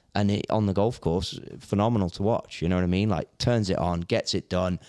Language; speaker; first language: English; native; English